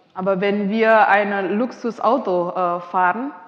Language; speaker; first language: German; non-native, fluent; Indonesian